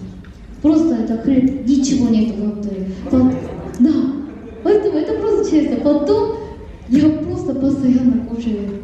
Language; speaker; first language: Russian; non-native, fluent; Korean